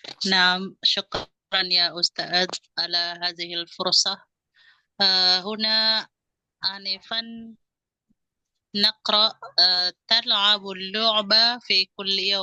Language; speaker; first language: Arabic; non-native, learner; Indonesian